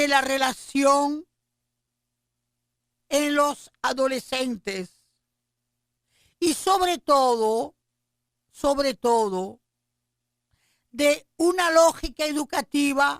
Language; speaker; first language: Spanish; native; Spanish